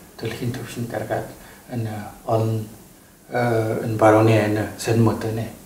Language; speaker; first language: Mongolian; native; Mongolian